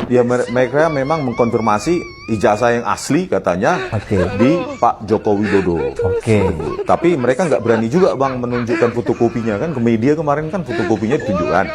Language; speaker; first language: Indonesian; native; Indonesian